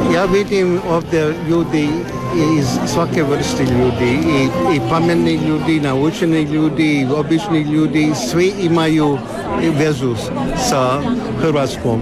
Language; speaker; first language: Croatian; early bilingual, heritage; Croatian